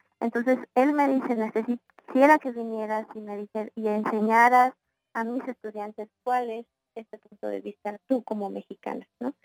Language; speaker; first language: Spanish; native; Spanish